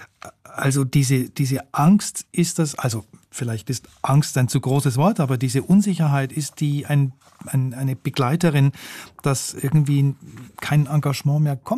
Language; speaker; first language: German; native; German